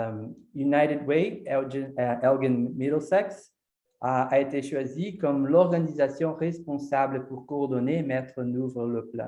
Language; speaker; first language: French; non-native, fluent; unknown